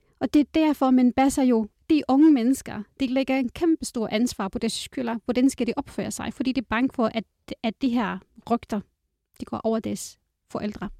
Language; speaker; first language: Danish; non-native, fluent; Arabic